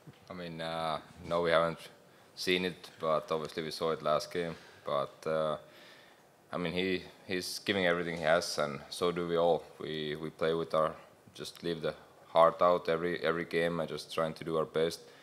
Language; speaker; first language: English; non-native, fluent; Finnish